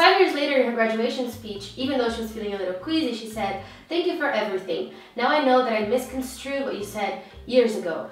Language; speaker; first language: English; non-native, fluent; Portuguese